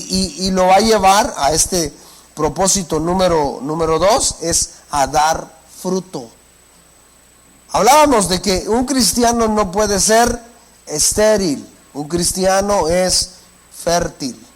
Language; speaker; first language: Spanish; native; Spanish